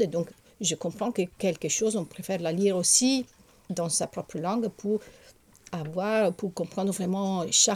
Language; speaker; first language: French; non-native, fluent; Italian